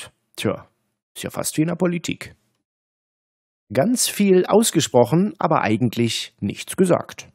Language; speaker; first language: German; native; German